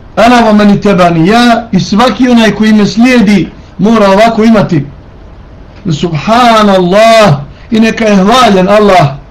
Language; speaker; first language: Bosnian; native; Bosnian